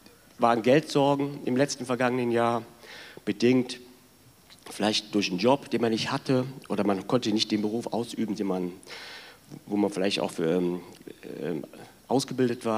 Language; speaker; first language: German; native; German